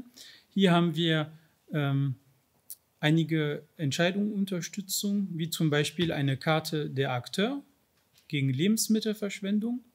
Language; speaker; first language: German; non-native, fluent; French